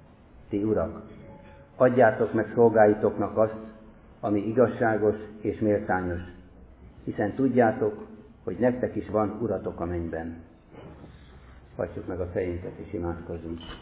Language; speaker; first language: Hungarian; native; Hungarian